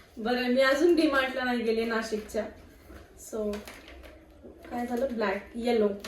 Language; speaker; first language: Marathi; non-native, local second language; Hindi